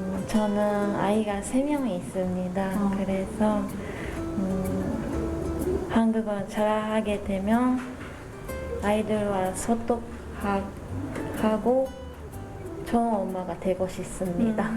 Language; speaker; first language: Korean; non-native, learner; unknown